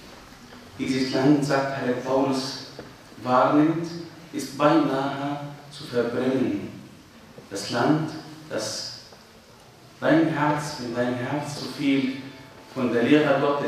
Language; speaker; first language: German; non-native, fluent; Arabic